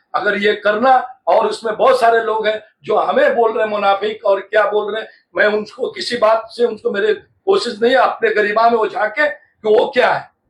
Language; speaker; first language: Urdu; native; Urdu